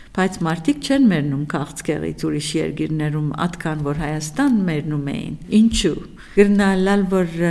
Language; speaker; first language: Armenian; early bilingual, heritage; Armenian